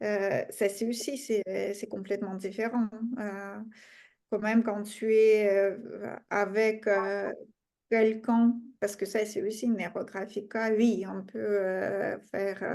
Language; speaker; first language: French; non-native, fluent; Russian